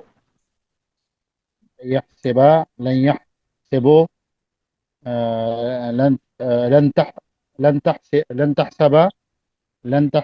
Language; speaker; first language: Arabic; non-native, learner; Urdu